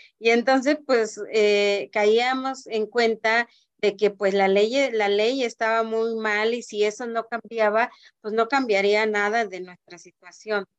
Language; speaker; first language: Spanish; non-native, local second language; Mixtepec Mixtec